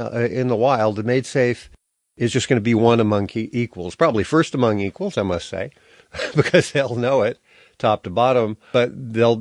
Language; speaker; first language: English; native; English